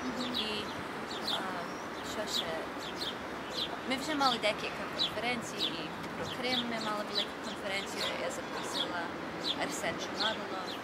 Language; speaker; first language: Ukrainian; early bilingual, heritage; Ukrainian